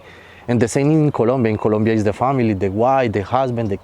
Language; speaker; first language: English; non-native, fluent; Spanish